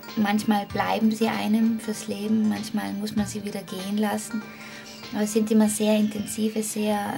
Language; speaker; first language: German; native; German